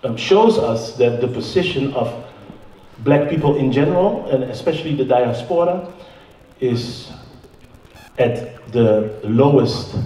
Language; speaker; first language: English; non-native, fluent; Dutch